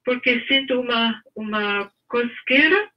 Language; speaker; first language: Portuguese; non-native, fluent; English